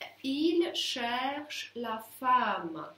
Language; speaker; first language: French; non-native, fluent; Russian